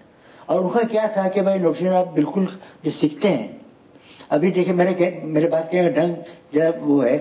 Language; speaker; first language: Hindi; native; Hindi